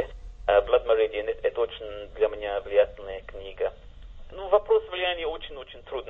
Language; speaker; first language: Russian; non-native, fluent; English